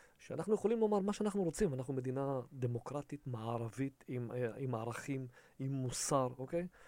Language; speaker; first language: Hebrew; early bilingual, other home language; Russian